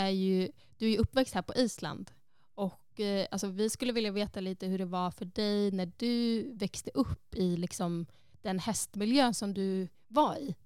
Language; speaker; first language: Swedish; native; Swedish